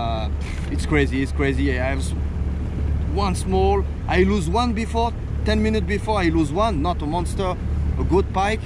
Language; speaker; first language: English; non-native, learner; French